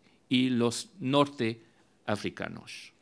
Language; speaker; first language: Spanish; non-native, fluent; French